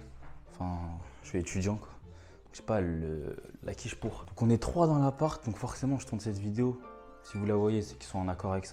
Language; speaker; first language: French; native; French